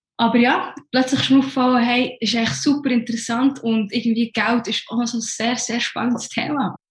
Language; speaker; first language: German; early bilingual, other home language; Arabic